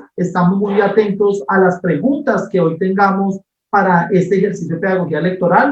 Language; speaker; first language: Spanish; native; Spanish